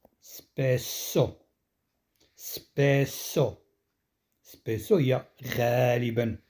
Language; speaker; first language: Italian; non-native, fluent; Arabic